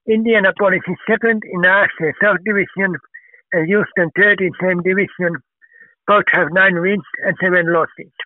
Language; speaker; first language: English; non-native, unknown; Finnish